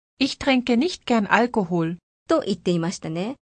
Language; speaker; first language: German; non-native, fluent; Japanese